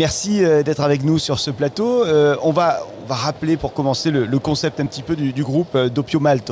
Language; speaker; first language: French; native; French